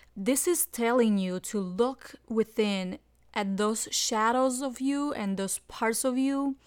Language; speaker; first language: English; non-native, fluent; Spanish